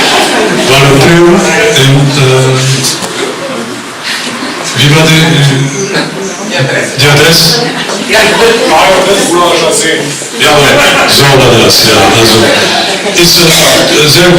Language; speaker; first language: German; non-native, fluent; Bulgarian